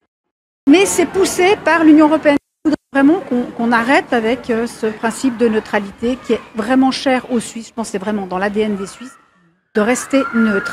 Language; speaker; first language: French; native; French